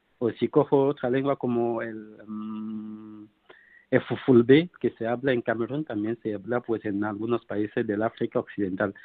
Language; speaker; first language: Spanish; non-native, fluent; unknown